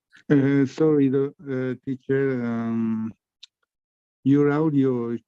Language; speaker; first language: English; non-native, learner; Spanish